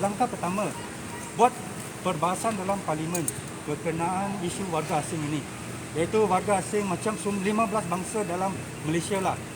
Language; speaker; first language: Malay; native; Malay